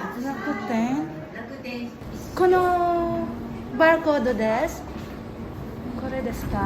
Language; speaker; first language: Japanese; non-native, learner; Filipino